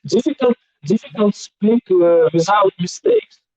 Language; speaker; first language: English; non-native, learner; Belarusian